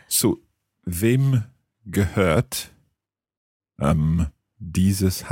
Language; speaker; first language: German; non-native, learner; English